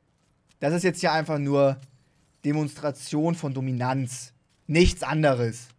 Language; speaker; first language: German; native; German